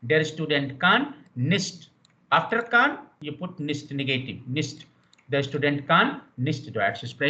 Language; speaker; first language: German; non-native, fluent; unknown